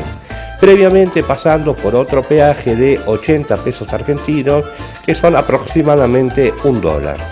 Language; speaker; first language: Spanish; native; Spanish